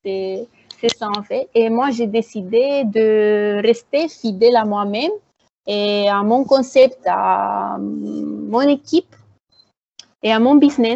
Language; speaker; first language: French; non-native, fluent; Romanian